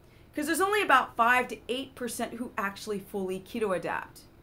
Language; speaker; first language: English; native; English